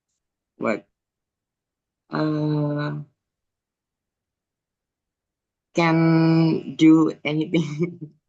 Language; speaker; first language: English; non-native, learner; Indonesian